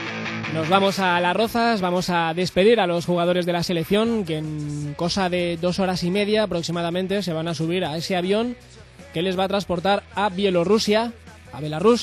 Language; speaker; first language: Spanish; native; Spanish